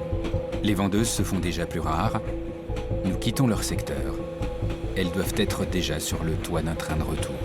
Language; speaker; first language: French; native; French